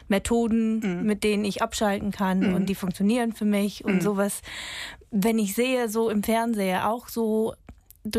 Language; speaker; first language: German; non-native, fluent; English